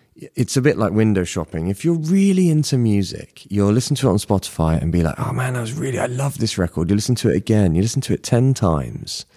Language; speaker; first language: English; native; English